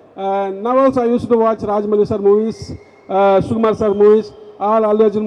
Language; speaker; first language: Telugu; non-native, learner; Tamil